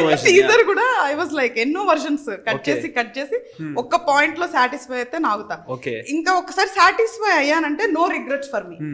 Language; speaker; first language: Telugu; native; Telugu